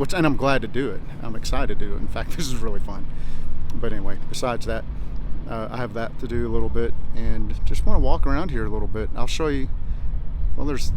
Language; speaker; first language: English; native; English